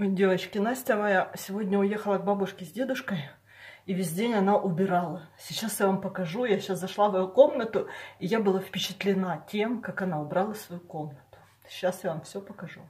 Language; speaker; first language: Russian; native; Russian